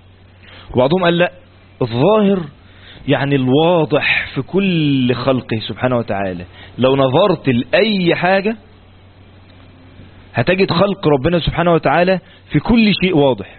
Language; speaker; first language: Arabic; native; Arabic